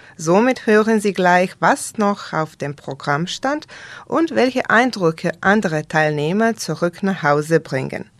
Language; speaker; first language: German; non-native, fluent; Serbian